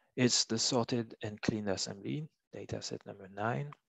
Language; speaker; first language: English; non-native, fluent; French